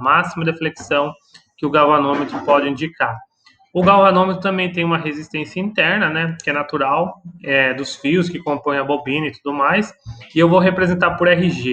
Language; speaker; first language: Portuguese; native; Portuguese